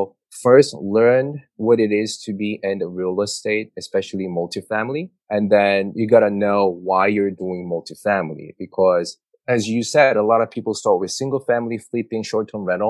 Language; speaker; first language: English; non-native, fluent; Korean